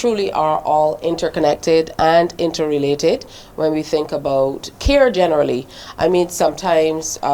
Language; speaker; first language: English; native; English